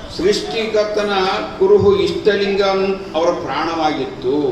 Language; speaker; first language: Kannada; native; Kannada